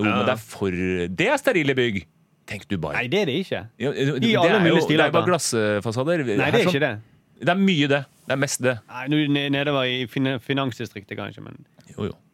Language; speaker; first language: Norwegian; native; Norwegian